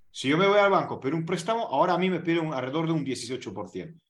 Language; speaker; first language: Spanish; non-native, fluent; Hungarian